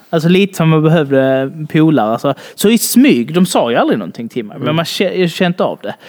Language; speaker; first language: Swedish; early bilingual, other home language; Bangla